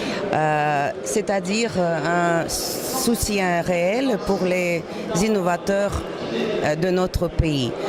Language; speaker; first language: French; non-native, fluent; Russian